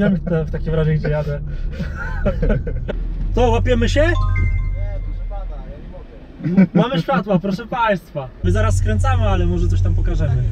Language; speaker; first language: Polish; native; Polish